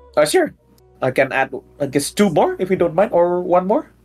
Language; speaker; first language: English; early bilingual, other home language; Indonesian